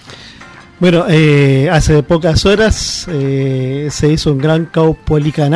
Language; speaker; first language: Spanish; native; Spanish